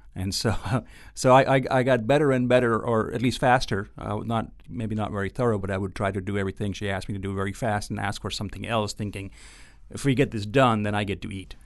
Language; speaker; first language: English; non-native, local second language; Gujarati